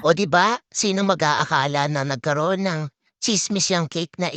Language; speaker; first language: Filipino; native; Filipino